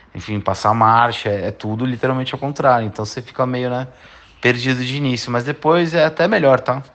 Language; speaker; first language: Portuguese; native; Portuguese